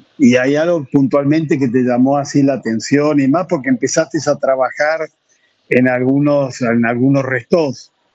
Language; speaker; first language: Spanish; native; Spanish